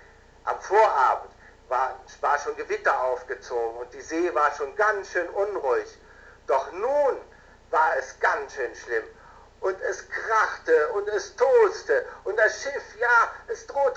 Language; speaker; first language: German; native; German